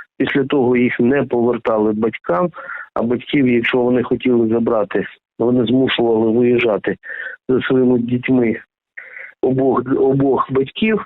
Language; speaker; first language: Ukrainian; native; Ukrainian